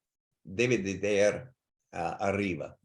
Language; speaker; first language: Spanish; non-native, learner; English